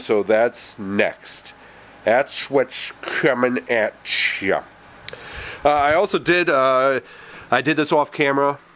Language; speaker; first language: English; native; English